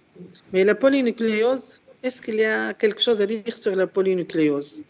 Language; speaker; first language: French; non-native, fluent; Arabic